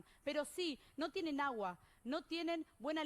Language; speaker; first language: Spanish; native; Spanish